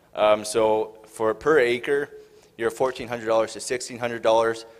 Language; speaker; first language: English; native; English